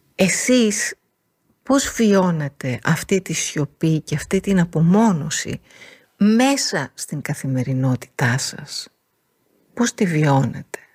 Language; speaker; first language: Greek; native; Greek